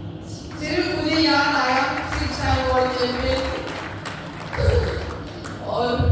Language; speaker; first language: Hindi; non-native, local second language; Manipuri